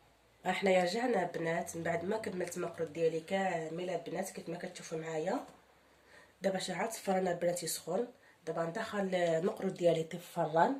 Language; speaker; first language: Arabic; native; Arabic